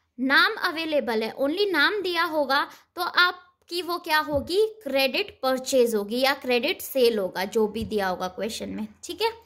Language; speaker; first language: Hindi; native; Hindi